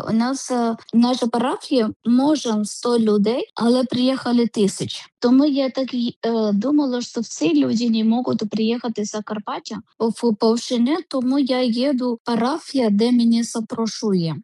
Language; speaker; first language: Ukrainian; non-native, learner; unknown